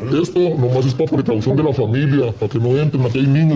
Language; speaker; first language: Spanish; native; Spanish